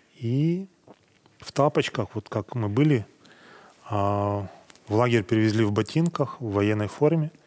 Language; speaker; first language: Russian; native; Russian